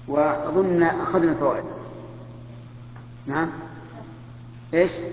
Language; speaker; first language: Arabic; native; Arabic